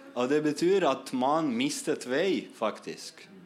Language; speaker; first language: Norwegian; non-native, learner; Russian